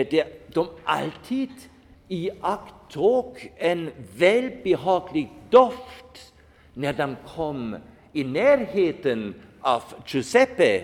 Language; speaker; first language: Swedish; non-native, fluent; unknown